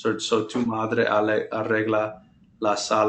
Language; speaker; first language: Spanish; non-native, fluent; English